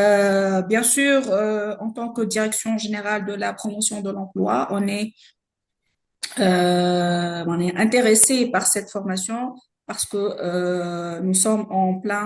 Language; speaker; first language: French; non-native, local second language; Arabic